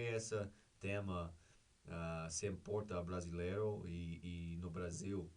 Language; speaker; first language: Portuguese; non-native, fluent; English